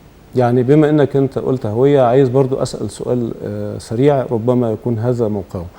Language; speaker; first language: Egyptian Arabic; native; Egyptian Arabic